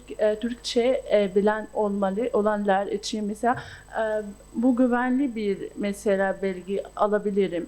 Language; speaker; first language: Turkish; non-native, local second language; Arabic